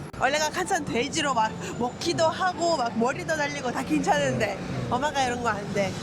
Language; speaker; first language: Korean; non-native, fluent; Russian